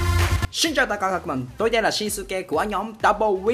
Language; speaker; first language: Vietnamese; non-native, learner; Japanese